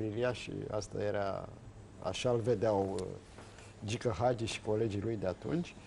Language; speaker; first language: Romanian; native; Romanian